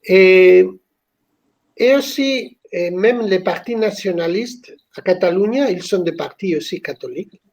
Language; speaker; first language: French; non-native, fluent; Spanish